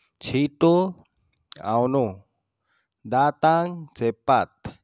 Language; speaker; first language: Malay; non-native, learner; Nepali